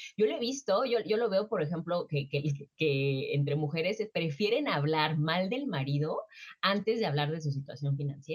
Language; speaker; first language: Spanish; native; Spanish